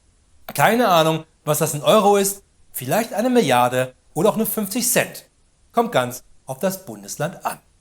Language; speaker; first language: German; native; German